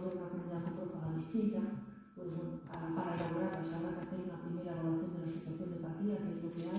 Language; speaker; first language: Spanish; native; Spanish